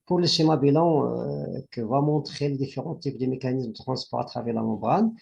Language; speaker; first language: French; non-native, local second language; Arabic